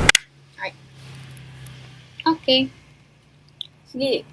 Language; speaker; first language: Japanese; non-native, fluent; Indonesian